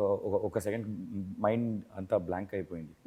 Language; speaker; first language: Telugu; non-native, learner; Tamil